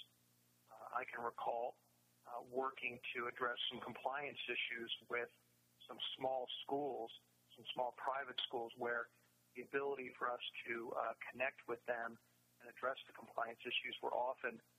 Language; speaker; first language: English; native; English